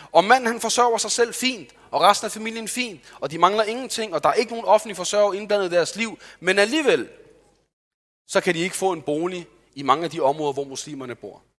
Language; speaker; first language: Danish; early bilingual, other home language; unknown